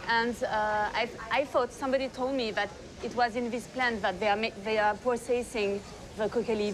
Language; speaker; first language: English; non-native, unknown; French